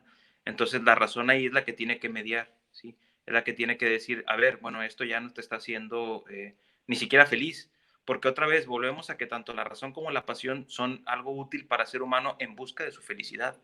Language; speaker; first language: Spanish; native; Spanish